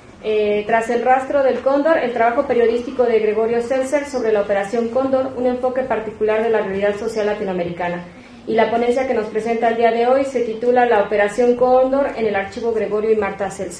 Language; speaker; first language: Spanish; native; Spanish